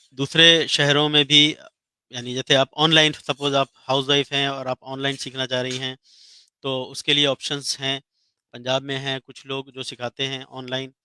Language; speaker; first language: Urdu; native; Urdu